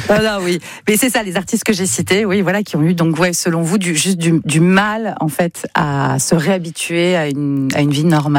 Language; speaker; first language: French; native; French